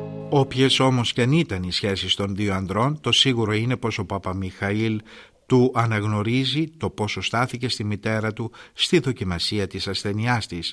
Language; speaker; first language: Greek; native; Greek